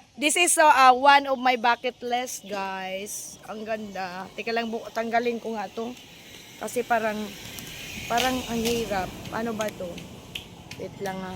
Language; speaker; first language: Filipino; non-native, local second language; Cebuano